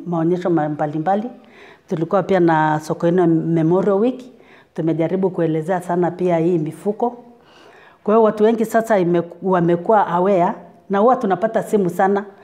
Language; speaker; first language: Swahili; native; Swahili